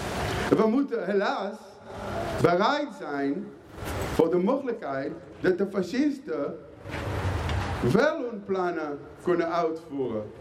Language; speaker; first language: Dutch; non-native, fluent; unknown